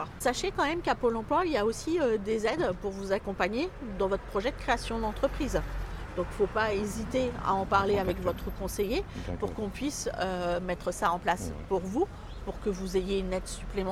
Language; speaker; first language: French; native; French